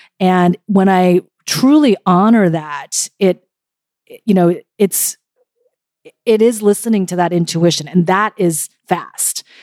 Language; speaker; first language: English; early bilingual, other home language; Korean